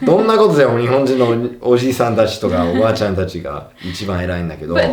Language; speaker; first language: Japanese; non-native, fluent; English